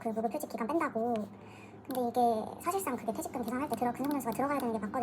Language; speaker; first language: Korean; native; Korean